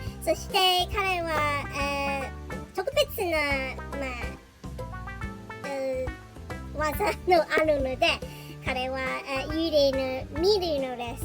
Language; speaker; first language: Japanese; non-native, learner; English